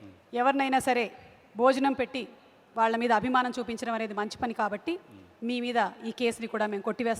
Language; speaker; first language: Telugu; native; Telugu